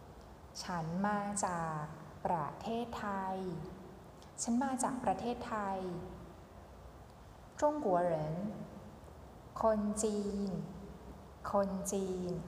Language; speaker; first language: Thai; non-native, fluent; Chinese